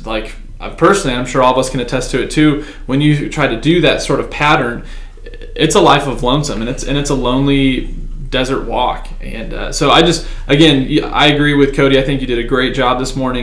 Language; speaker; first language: English; native; English